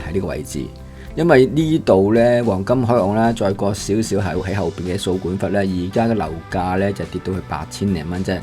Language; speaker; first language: Cantonese; native; Cantonese